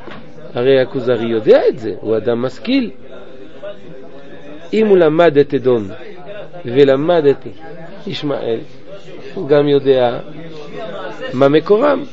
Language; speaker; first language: Hebrew; non-native, fluent; French